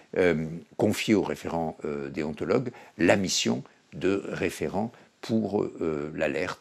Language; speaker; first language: French; native; French